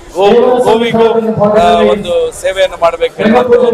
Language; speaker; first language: Kannada; native; Kannada